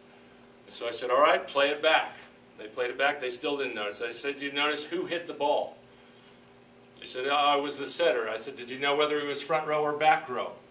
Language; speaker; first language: English; native; English